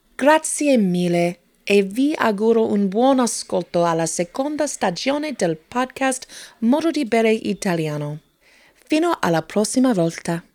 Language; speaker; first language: Italian; non-native, fluent; English